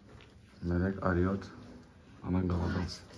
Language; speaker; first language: Russian; non-native, learner; Turkish